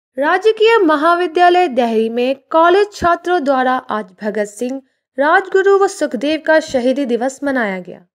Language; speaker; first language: Hindi; native; Hindi